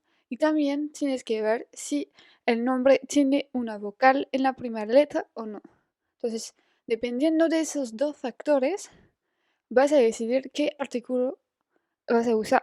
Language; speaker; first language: Spanish; non-native, fluent; French